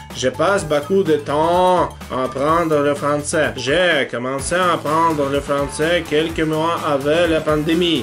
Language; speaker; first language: French; non-native, learner; Russian